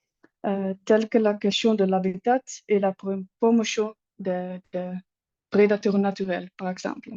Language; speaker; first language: French; non-native, learner; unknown